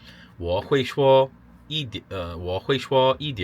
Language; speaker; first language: Chinese; non-native, learner; English